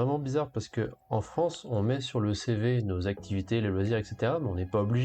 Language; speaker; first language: French; native; French